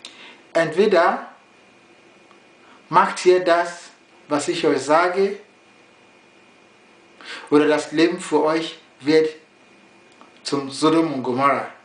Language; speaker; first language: German; non-native, fluent; Yoruba